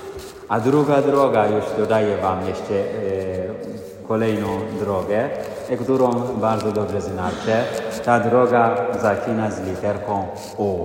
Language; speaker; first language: Polish; non-native, fluent; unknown